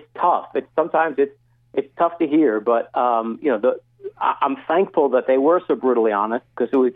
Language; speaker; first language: English; native; English